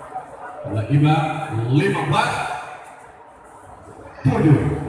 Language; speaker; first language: Indonesian; non-native, local second language; Achinese